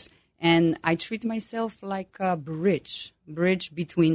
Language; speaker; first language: English; non-native, fluent; Polish